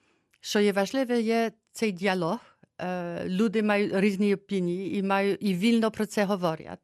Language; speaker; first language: Ukrainian; early bilingual, heritage; Ukrainian